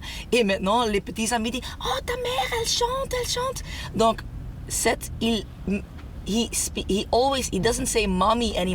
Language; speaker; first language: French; non-native, local second language; Dutch